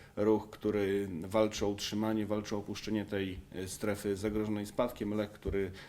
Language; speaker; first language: Polish; native; Polish